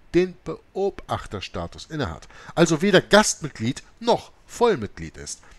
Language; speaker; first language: German; native; German